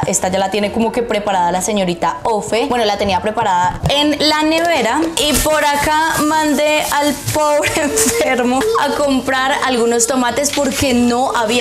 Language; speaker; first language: Spanish; native; Spanish